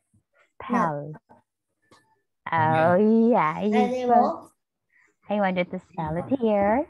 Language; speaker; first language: English; non-native, fluent; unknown